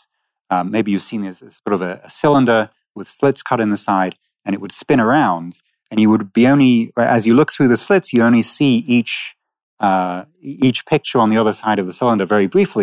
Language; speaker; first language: English; native; English